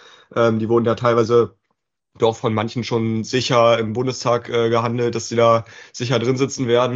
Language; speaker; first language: German; native; German